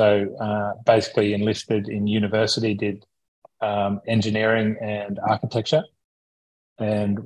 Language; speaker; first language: English; native; English